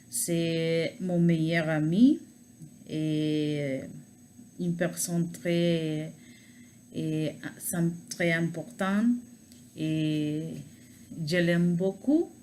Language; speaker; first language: French; non-native, learner; Spanish